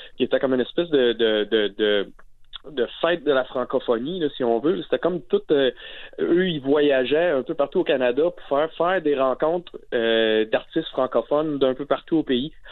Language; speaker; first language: French; native; French